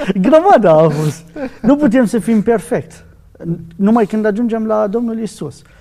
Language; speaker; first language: Romanian; non-native, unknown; Arabic